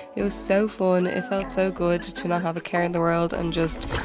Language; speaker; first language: English; native; English